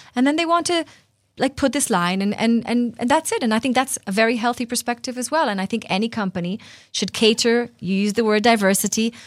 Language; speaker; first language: English; non-native, fluent; Hebrew